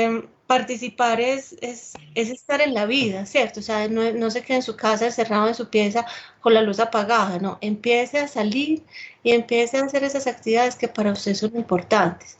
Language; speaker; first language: Spanish; native; Spanish